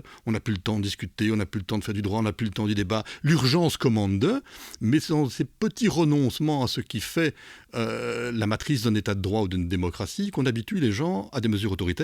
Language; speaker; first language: French; native; French